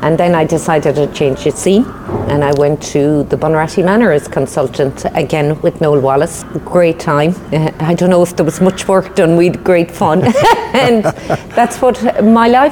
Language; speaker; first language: English; native; English